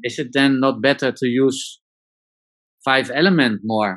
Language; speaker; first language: English; non-native, learner; Dutch